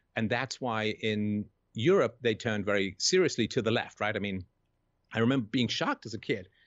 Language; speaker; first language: English; native; English